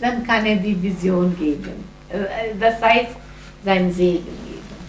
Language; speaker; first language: German; non-native, fluent; Gujarati